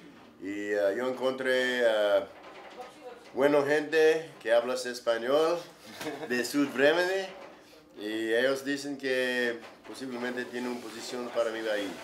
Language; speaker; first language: Spanish; non-native, learner; English